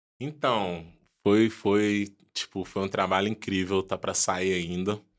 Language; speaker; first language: Portuguese; early bilingual, other home language; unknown